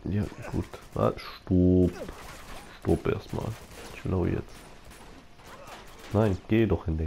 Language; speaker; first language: German; native; German